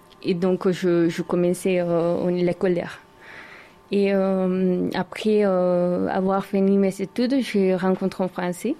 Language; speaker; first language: French; non-native, learner; Spanish